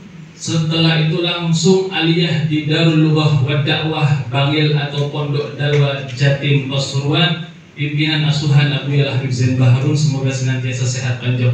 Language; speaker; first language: Indonesian; native; Indonesian